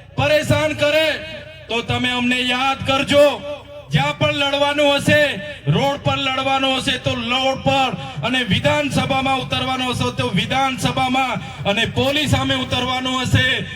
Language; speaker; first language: Gujarati; non-native, local second language; Vasavi